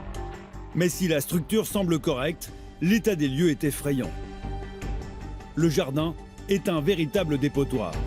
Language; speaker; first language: French; native; French